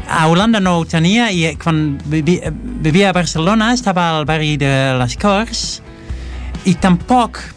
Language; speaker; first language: Catalan; non-native, fluent; Dutch